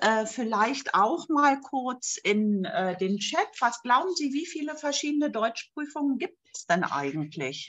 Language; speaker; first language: German; native; German